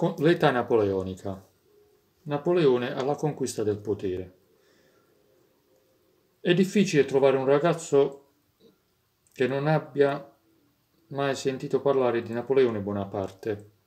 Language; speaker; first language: Italian; native; Italian